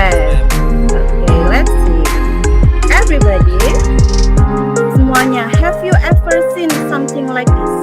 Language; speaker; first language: English; non-native, fluent; Indonesian